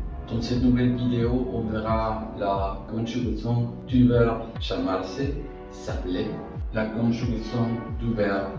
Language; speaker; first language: French; non-native, fluent; Spanish